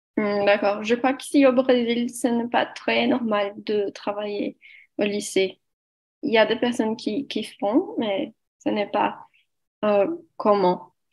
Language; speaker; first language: French; non-native, learner; Portuguese